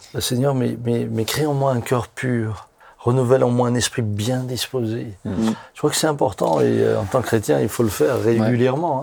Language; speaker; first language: French; native; French